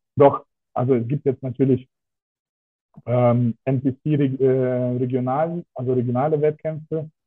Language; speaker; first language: German; non-native, fluent; Russian